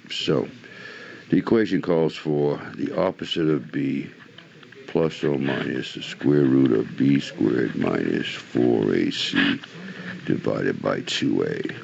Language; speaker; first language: English; native; English